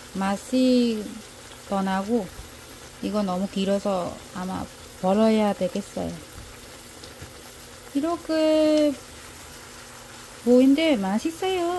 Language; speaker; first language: Korean; non-native, learner; Vietnamese